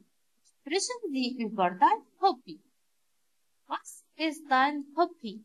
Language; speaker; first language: German; non-native, learner; Arabic